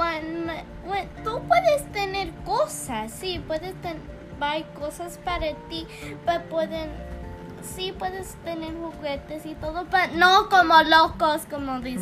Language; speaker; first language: Spanish; early bilingual, heritage; English